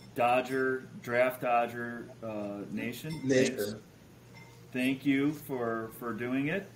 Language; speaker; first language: English; native; English